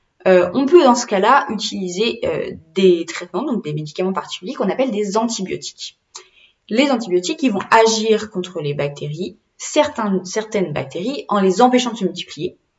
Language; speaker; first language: French; native; French